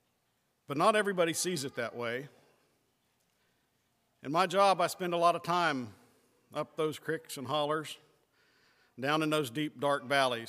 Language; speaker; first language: English; native; English